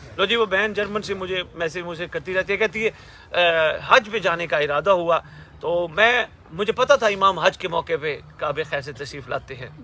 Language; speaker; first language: Urdu; non-native, local second language; Punjabi